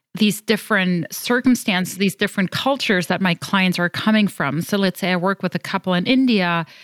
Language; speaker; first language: English; non-native, fluent; German